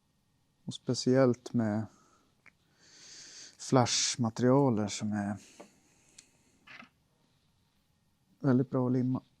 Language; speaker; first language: Swedish; native; Swedish